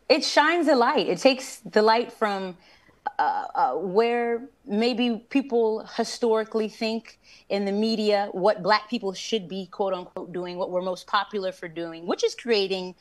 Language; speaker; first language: English; non-native, fluent; Spanish